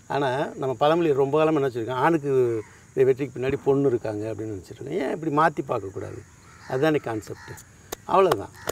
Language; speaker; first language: Tamil; native; Tamil